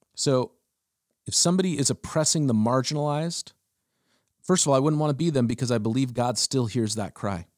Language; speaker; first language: English; early bilingual, other home language; German